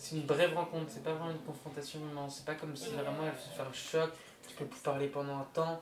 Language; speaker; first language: French; native; French